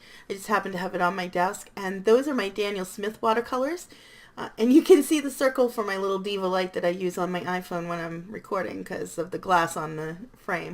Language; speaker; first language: English; native; English